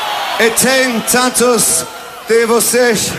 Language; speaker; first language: Portuguese; non-native, learner; English